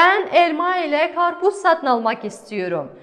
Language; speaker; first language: Turkish; non-native, fluent; Kazakh